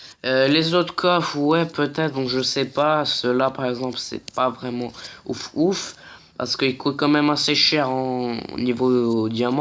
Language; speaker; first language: French; native; French